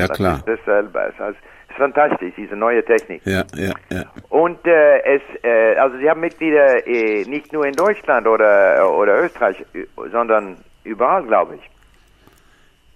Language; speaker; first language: German; non-native, learner; English